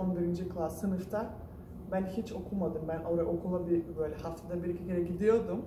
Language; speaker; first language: Turkish; non-native, fluent; Russian